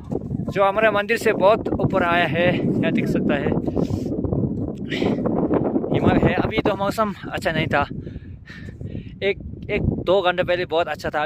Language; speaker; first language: Hindi; non-native, fluent; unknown